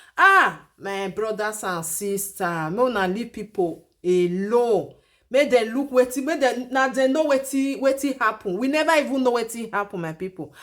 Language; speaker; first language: Nigerian Pidgin; native; Nigerian Pidgin